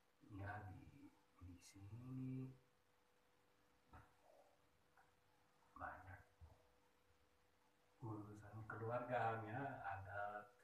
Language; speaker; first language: Indonesian; early bilingual, heritage; Dutch